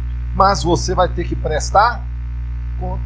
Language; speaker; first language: Portuguese; native; Portuguese